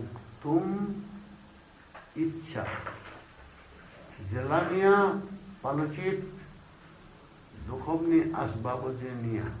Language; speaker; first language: Russian; non-native, learner; Bangla